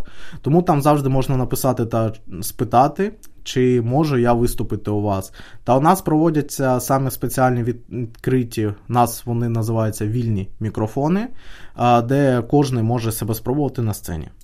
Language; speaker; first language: Ukrainian; native; Ukrainian